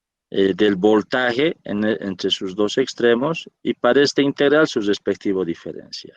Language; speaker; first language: Spanish; native; Spanish